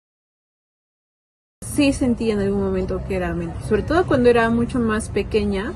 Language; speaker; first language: Spanish; native; Spanish